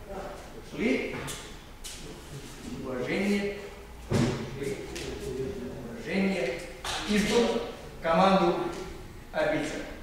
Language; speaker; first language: Russian; non-native, learner; Serbian